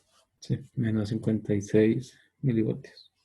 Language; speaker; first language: Spanish; native; Spanish